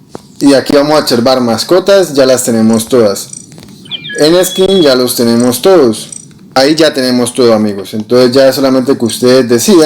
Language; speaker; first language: Spanish; native; Spanish